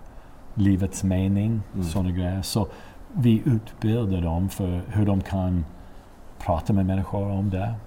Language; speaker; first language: Swedish; non-native, fluent; English